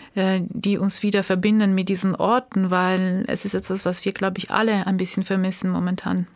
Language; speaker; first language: German; non-native, fluent; Georgian